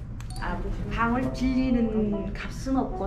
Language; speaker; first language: Korean; native; Korean